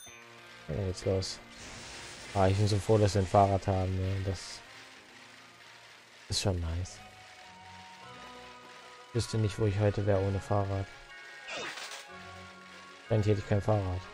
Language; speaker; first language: German; native; German